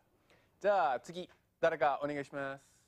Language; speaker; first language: Japanese; non-native, fluent; English